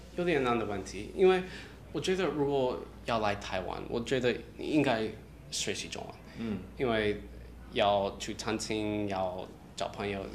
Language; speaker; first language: Chinese; non-native, learner; English